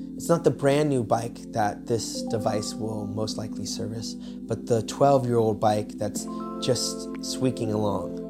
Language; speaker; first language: English; native; English